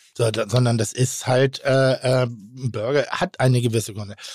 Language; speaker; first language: German; native; German